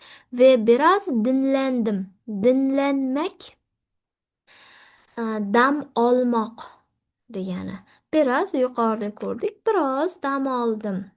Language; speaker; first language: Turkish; non-native, fluent; Uzbek